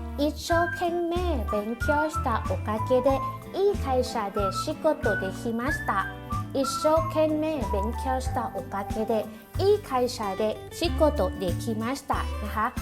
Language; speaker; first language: Japanese; non-native, fluent; Thai